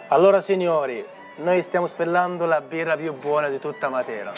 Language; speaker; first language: Italian; non-native, fluent; Arabic